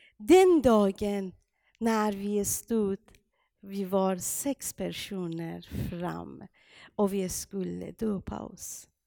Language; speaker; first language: Swedish; non-native, fluent; Persian